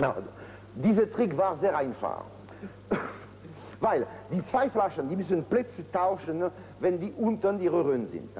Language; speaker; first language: German; non-native, fluent; French